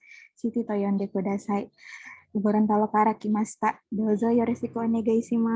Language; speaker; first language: Japanese; non-native, learner; Indonesian